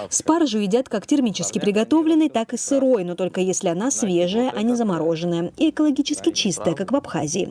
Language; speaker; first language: Russian; native; Russian